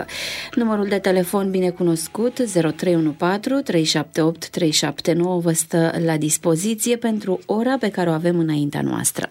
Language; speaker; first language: Romanian; native; Romanian